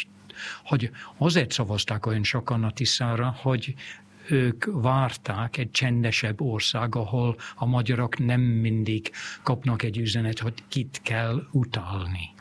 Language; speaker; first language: Hungarian; non-native, fluent; English